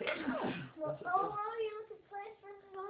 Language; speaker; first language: English; native; English